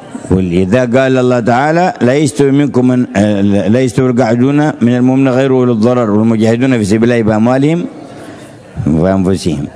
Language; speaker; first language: Arabic; native; Arabic